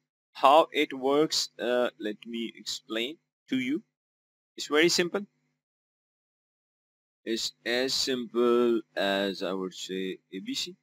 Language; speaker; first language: English; non-native, local second language; Urdu